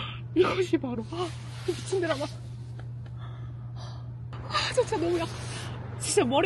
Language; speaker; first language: Korean; native; Korean